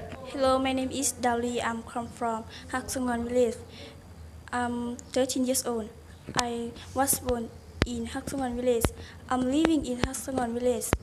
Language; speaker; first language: English; non-native, learner; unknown